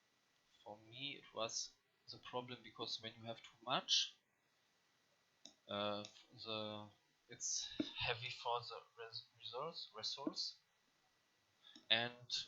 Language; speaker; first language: English; non-native, learner; German